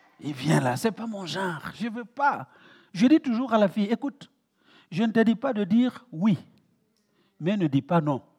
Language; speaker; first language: French; non-native, local second language; Mossi